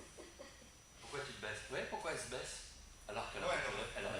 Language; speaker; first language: French; native; French